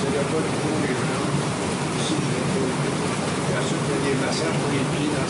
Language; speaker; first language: French; native; French